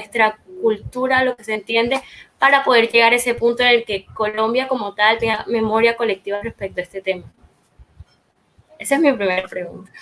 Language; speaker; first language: Spanish; native; Spanish